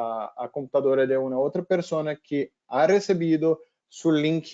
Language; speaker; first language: Spanish; non-native, fluent; Portuguese